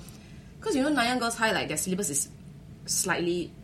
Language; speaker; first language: English; early bilingual, other home language; Chinese